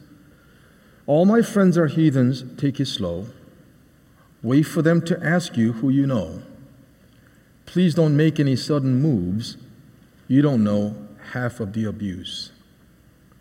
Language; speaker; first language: English; native; English